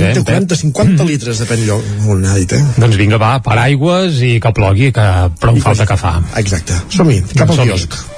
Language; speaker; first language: Catalan; native; Catalan